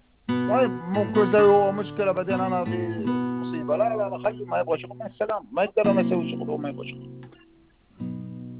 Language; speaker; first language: Arabic; non-native, learner; Bangla